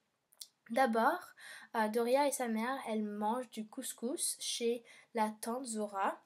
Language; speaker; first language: French; non-native, learner; English